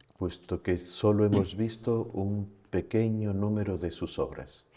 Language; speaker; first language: Spanish; native; Spanish